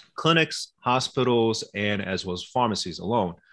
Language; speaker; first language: English; early bilingual, other home language; Korean